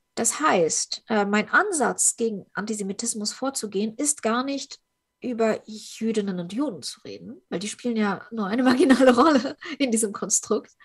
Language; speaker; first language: German; early bilingual, other home language; Ukrainian